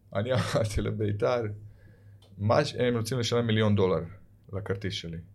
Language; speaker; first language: Hebrew; non-native, fluent; Croatian